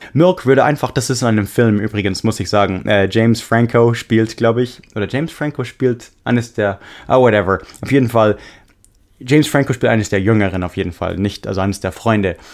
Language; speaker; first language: German; non-native, fluent; English